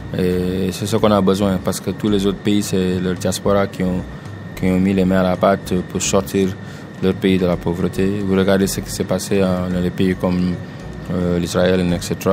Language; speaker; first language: French; non-native, local second language; Wolof